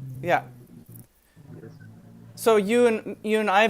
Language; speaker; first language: English; native; English